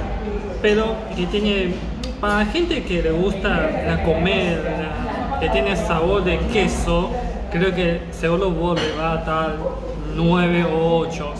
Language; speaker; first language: Spanish; non-native, learner; Chinese